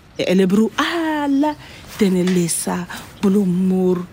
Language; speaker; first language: Swedish; non-native, learner; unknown